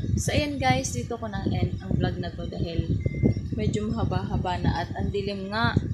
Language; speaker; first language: Filipino; native; Filipino